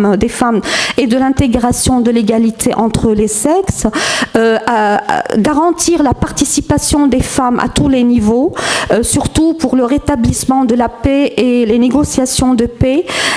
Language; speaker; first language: French; non-native, fluent; Arabic